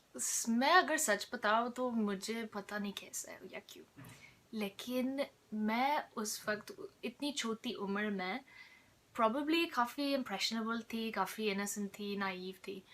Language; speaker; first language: Hindi; non-native, fluent; English